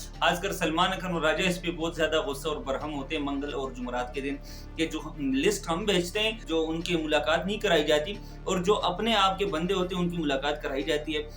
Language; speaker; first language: Urdu; non-native, local second language; Pashto